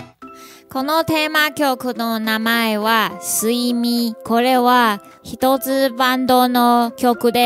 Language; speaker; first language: Japanese; non-native, learner; Chinese